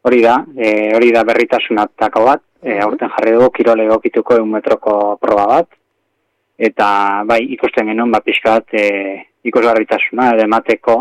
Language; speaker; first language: Basque; native; Basque